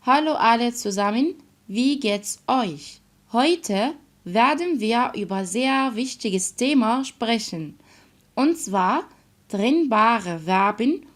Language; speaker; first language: German; non-native, fluent; Arabic